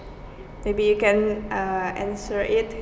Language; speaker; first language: English; non-native, learner; Indonesian